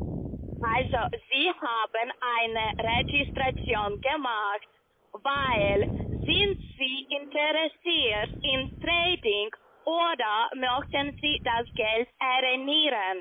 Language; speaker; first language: German; non-native, learner; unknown